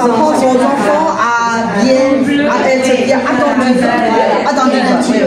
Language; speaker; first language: French; non-native, fluent; Chinese